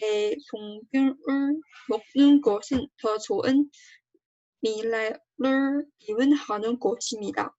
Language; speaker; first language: Korean; non-native, learner; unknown